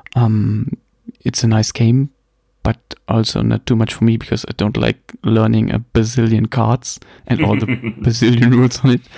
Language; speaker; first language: English; non-native, fluent; German